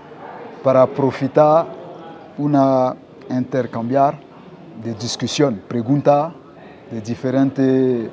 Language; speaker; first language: Spanish; non-native, learner; French